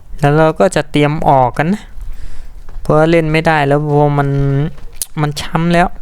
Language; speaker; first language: Thai; native; Thai